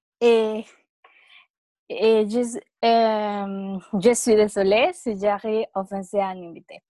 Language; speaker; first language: French; non-native, learner; Spanish